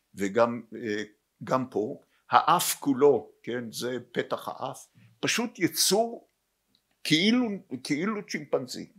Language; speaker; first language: Hebrew; native; Hebrew